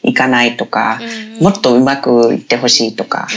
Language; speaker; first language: Japanese; non-native, fluent; English